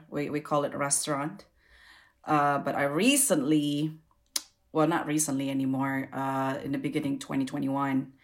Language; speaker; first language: English; non-native, fluent; Indonesian